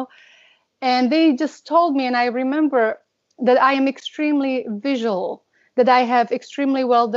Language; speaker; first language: English; non-native, fluent; Slovak